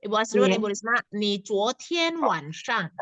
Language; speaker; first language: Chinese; non-native, fluent; Indonesian